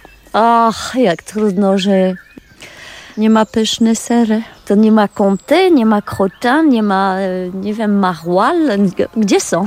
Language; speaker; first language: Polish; non-native, learner; French